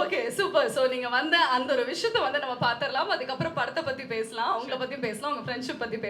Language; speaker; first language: Tamil; native; Tamil